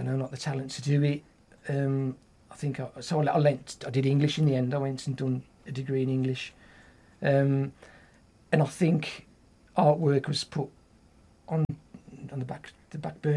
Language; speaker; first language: English; native; English